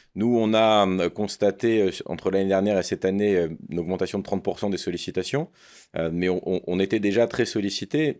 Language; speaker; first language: French; native; French